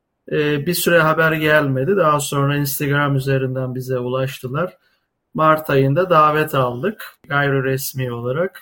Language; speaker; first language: Turkish; native; Turkish